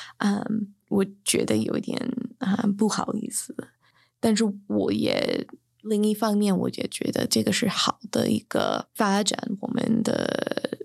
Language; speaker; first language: Chinese; non-native, fluent; English